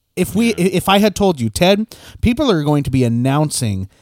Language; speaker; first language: English; native; English